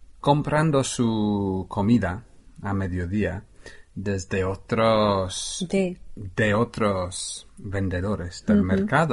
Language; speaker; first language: Spanish; non-native, fluent; English